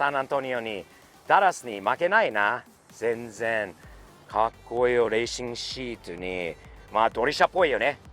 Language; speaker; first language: Japanese; non-native, fluent; English